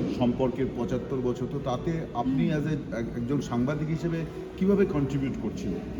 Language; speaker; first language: Bangla; native; Bangla